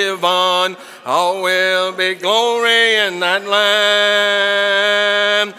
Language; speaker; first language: English; native; English